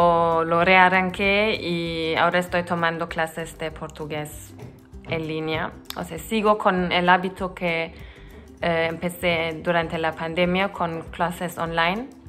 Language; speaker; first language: Spanish; non-native, fluent; Turkish